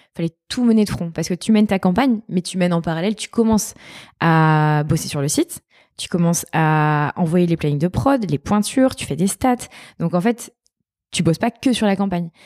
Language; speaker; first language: French; native; French